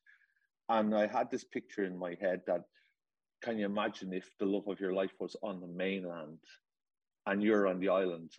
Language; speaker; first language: English; native; English